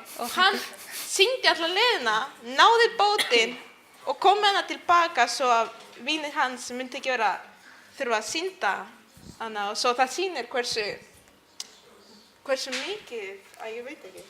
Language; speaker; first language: Icelandic; early bilingual, other home language; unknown